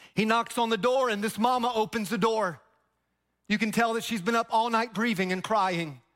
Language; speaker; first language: English; native; English